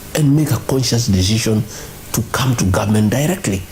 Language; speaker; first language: English; non-native, local second language; Kikuyu